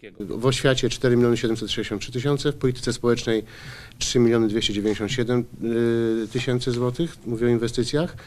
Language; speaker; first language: Polish; native; Polish